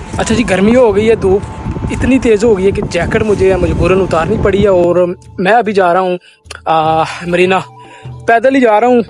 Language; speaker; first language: Urdu; non-native, local second language; Punjabi